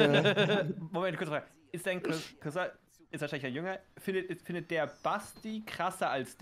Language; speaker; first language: German; native; German